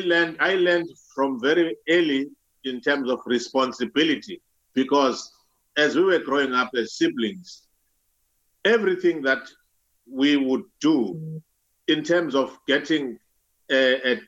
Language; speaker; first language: English; non-native, local second language; Zulu